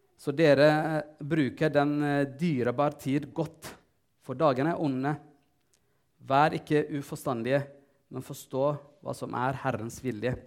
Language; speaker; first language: Norwegian; non-native, fluent; Tigrinya